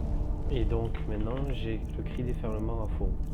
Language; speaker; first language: French; native; French